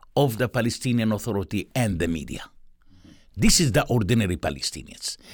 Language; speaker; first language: English; non-native, fluent; Arabic